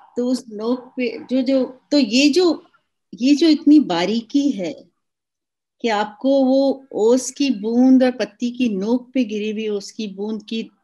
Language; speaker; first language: Hindi; native; Hindi